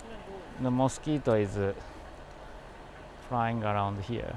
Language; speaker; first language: English; non-native, learner; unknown